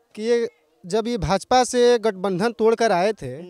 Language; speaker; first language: Hindi; native; Hindi